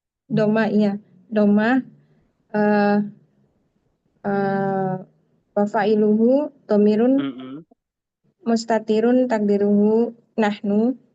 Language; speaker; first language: Arabic; non-native, learner; Indonesian